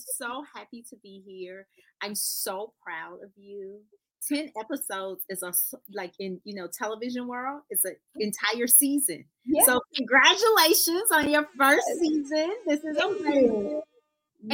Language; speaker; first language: English; native; English